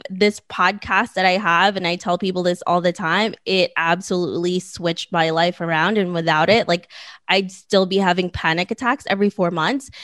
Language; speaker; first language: English; early bilingual, other home language; Filipino